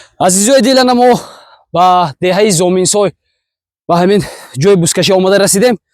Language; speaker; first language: Tajik; native; Tajik